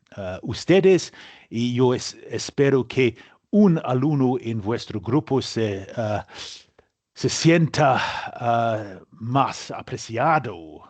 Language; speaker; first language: Spanish; non-native, learner; English